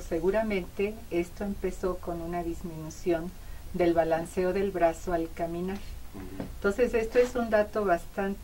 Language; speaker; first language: Spanish; native; Spanish